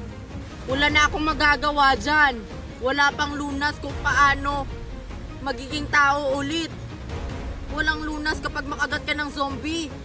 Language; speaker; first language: Filipino; native; Filipino